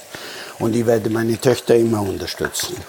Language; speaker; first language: German; non-native, fluent; Italian